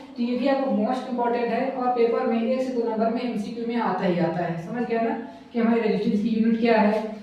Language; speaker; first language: Hindi; native; Hindi